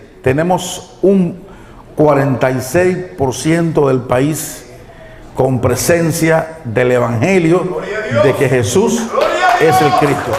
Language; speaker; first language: Spanish; native; Spanish